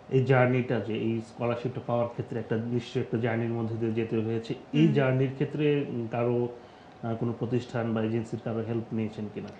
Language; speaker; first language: Bangla; native; Bangla